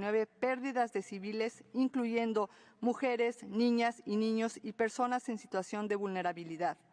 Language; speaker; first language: Spanish; native; Spanish